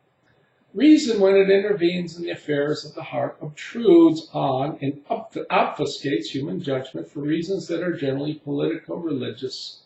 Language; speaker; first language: English; native; English